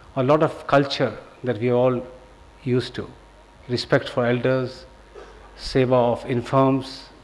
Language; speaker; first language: English; non-native, local second language; Punjabi